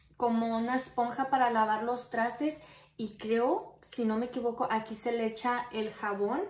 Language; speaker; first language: Spanish; early bilingual, heritage; Spanish